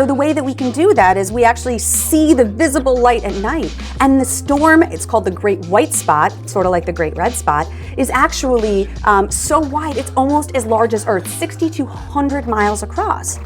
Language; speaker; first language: English; native; English